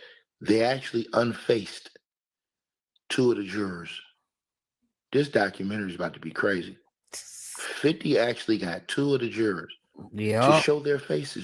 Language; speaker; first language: English; native; English